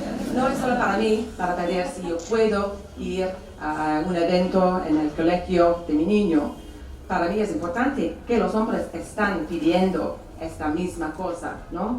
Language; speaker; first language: Spanish; non-native, fluent; English